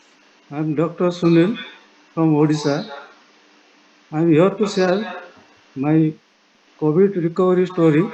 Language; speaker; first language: English; non-native, local second language; Odia